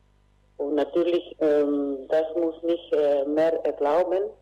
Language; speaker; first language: German; non-native, learner; Spanish